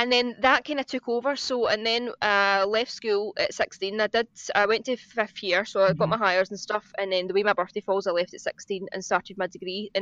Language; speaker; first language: English; native; English